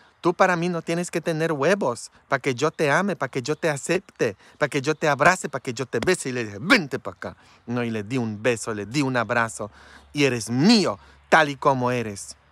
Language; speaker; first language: Spanish; non-native, fluent; Polish